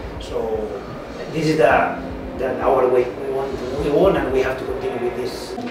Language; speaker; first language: English; non-native, fluent; Catalan